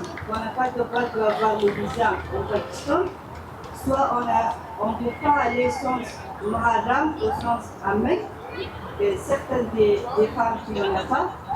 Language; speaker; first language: French; non-native, learner; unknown